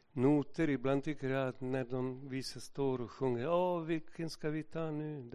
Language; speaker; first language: Swedish; non-native, fluent; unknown